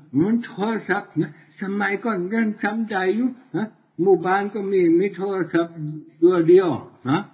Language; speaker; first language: Thai; non-native, fluent; German